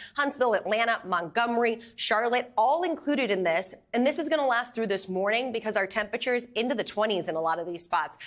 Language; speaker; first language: English; native; English